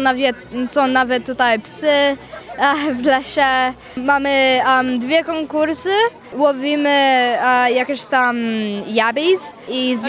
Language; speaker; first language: Polish; early bilingual, other home language; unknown